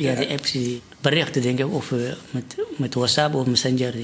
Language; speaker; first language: Dutch; non-native, learner; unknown